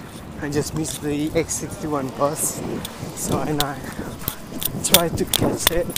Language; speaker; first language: English; non-native, learner; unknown